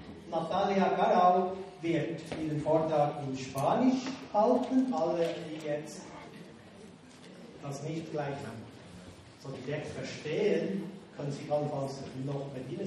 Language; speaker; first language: German; native; German